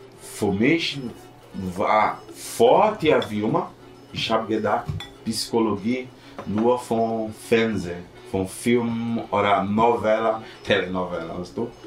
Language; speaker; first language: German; non-native, learner; Portuguese